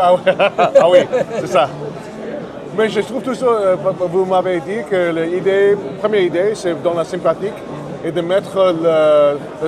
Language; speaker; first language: French; non-native, learner; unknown